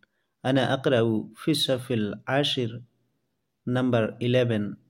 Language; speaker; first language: Arabic; non-native, fluent; Assamese